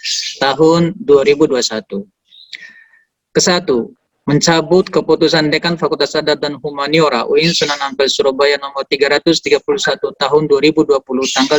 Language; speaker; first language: Malay; native; Malay